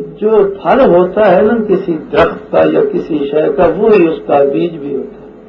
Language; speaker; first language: Urdu; non-native, local second language; Punjabi